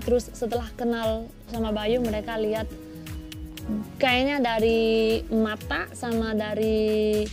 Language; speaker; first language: Indonesian; non-native, fluent; Spanish